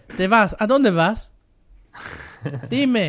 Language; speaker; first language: Spanish; non-native, learner; German